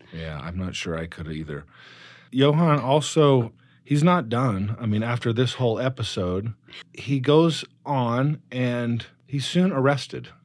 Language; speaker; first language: English; native; English